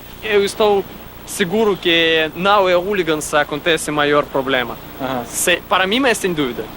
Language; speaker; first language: Portuguese; non-native, learner; Russian